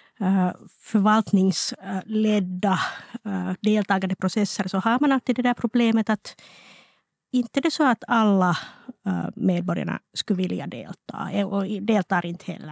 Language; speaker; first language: Swedish; non-native, local second language; Finnish